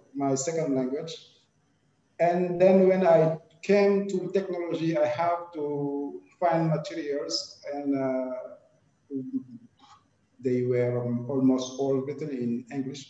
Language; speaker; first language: English; non-native, fluent; Wolof